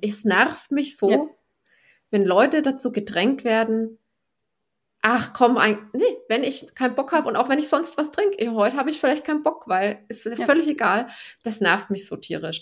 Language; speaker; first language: German; native; German